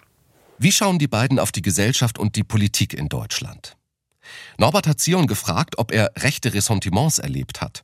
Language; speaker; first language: German; native; German